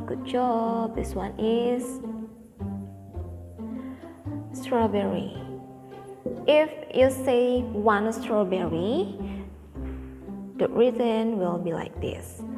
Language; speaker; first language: English; non-native, fluent; Indonesian